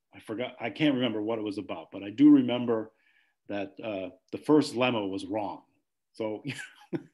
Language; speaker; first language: English; native; English